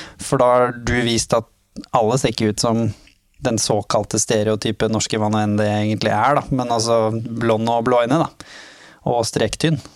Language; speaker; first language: Norwegian; early bilingual, other home language; Somali